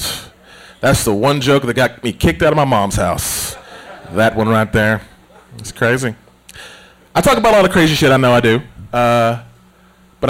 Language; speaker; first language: English; native; English